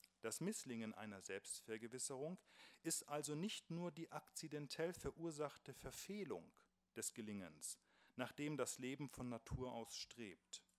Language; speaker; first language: German; native; German